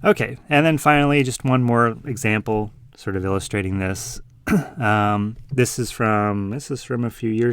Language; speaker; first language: English; native; English